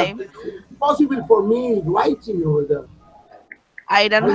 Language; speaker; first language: English; non-native, learner; Spanish